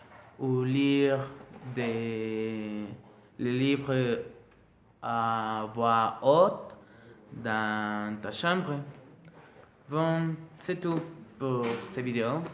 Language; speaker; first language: French; non-native, learner; Spanish